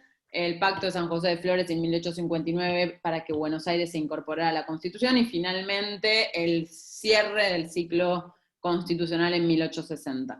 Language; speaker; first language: Spanish; native; Spanish